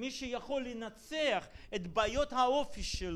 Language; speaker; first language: Hebrew; non-native, fluent; Russian